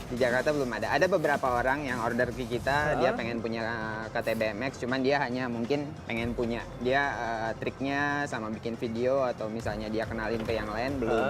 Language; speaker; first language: Indonesian; native; Indonesian